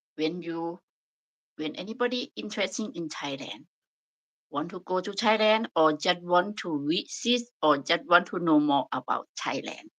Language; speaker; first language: English; non-native, learner; Thai